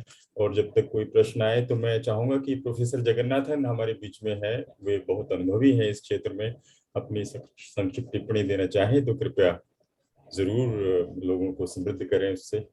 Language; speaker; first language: Hindi; native; Hindi